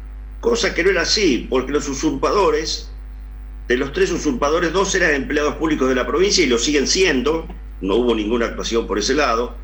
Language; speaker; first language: Spanish; native; Spanish